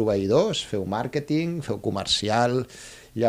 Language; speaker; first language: Catalan; native; Catalan